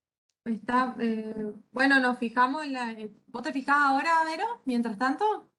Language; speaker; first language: Spanish; native; Spanish